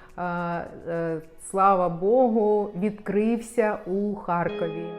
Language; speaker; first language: Ukrainian; non-native, local second language; Russian